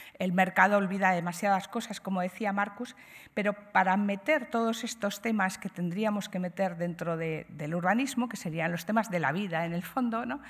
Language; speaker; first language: Spanish; native; Spanish